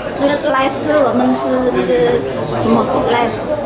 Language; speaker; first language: Chinese; non-native, learner; Indonesian